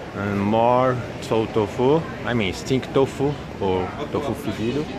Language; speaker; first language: English; non-native, fluent; Portuguese